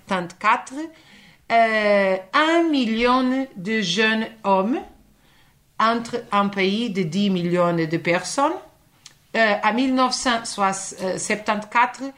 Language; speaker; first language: French; non-native, fluent; Portuguese